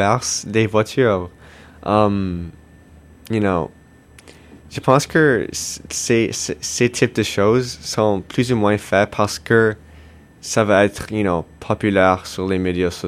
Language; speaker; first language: French; non-native, local second language; English